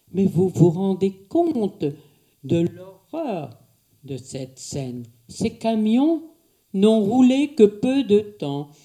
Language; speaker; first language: French; native; French